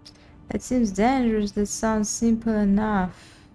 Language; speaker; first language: English; non-native, learner; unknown